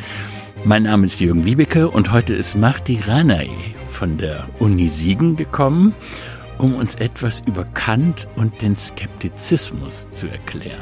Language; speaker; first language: German; native; German